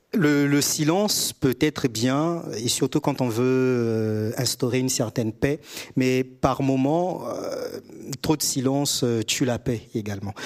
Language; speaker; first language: French; native; French